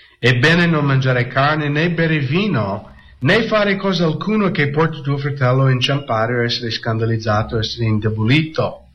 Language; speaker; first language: Italian; non-native, fluent; English